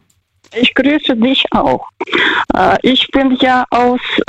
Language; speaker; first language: German; non-native, learner; Russian